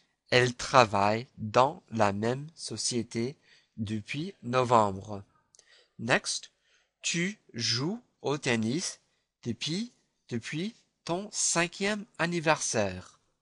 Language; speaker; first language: French; non-native, fluent; English